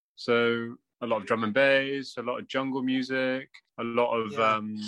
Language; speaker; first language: English; native; English